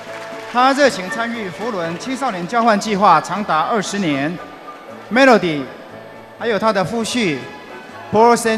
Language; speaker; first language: Chinese; native; Chinese